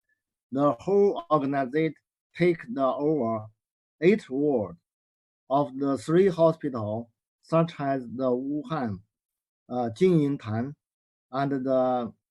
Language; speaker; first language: English; non-native, learner; Chinese